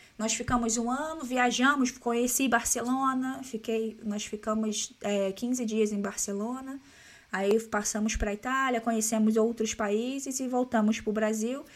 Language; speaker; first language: Portuguese; native; Portuguese